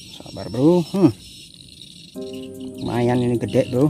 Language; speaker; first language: Indonesian; native; Indonesian